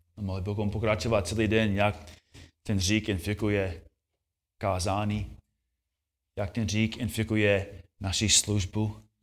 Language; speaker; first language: Czech; non-native, fluent; English